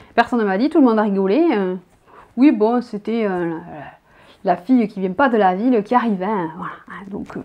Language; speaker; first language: French; native; French